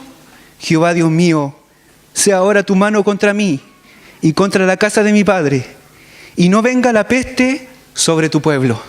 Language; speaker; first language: Spanish; native; Spanish